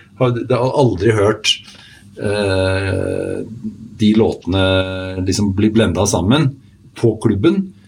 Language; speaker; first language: Norwegian; native; Norwegian